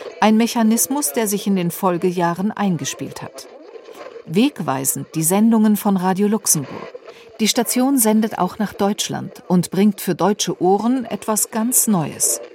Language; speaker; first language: German; native; German